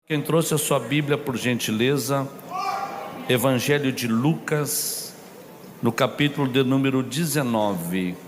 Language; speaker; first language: Portuguese; native; Portuguese